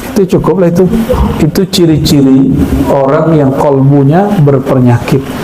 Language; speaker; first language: Indonesian; non-native, local second language; Minangkabau